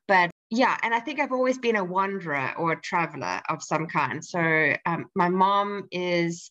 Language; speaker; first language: English; native; English